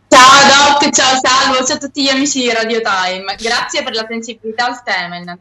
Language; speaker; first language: Italian; native; Italian